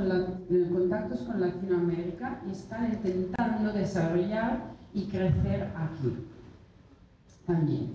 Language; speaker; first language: Spanish; non-native, fluent; Italian